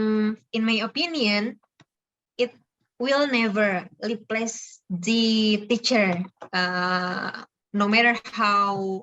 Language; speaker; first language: English; non-native, fluent; Indonesian